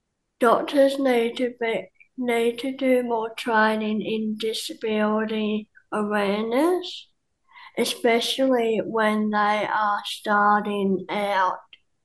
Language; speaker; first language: English; native; English